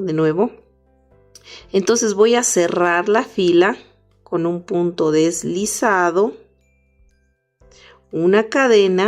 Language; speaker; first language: Spanish; native; Spanish